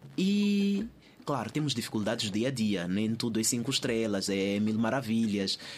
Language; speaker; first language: Portuguese; native; Portuguese